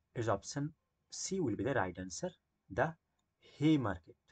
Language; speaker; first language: English; non-native, local second language; Bangla